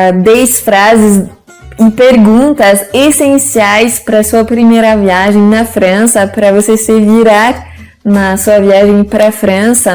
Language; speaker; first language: Portuguese; non-native, fluent; French